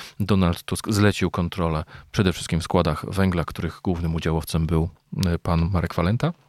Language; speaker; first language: Polish; native; Polish